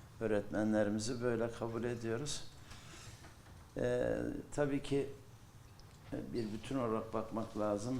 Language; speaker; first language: Turkish; native; Turkish